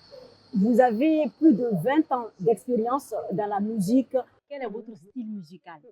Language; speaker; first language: French; non-native, local second language; Arabic